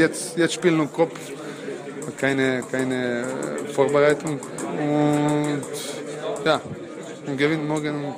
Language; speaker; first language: German; non-native, learner; Croatian